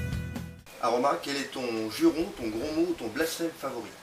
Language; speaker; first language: French; native; French